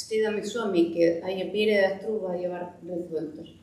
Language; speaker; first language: Icelandic; non-native, fluent; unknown